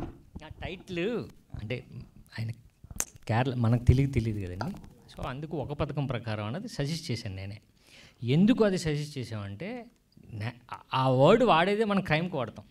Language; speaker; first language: Telugu; native; Telugu